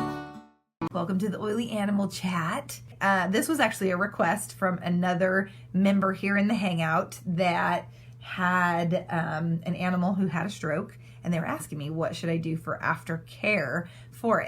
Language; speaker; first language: English; native; English